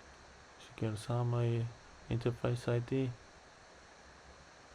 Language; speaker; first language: Icelandic; non-native, learner; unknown